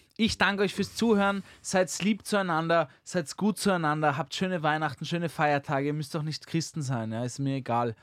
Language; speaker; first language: German; native; German